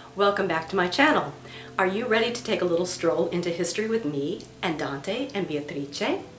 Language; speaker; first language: English; native; English